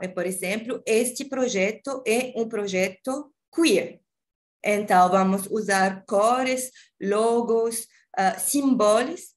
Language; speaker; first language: Portuguese; non-native, learner; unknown